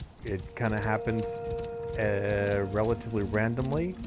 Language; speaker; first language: English; native; English